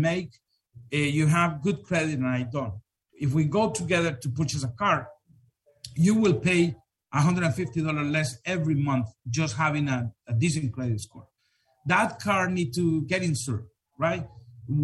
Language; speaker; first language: English; non-native, fluent; Spanish